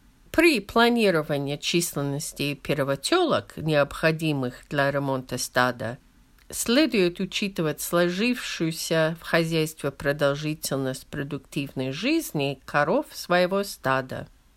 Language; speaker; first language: Russian; non-native, fluent; English